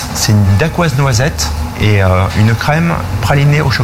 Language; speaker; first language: French; native; French